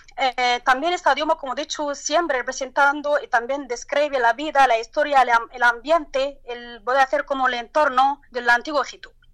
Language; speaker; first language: Spanish; non-native, learner; Turkish